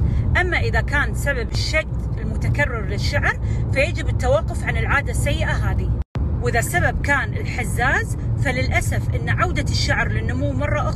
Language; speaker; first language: Arabic; native; Arabic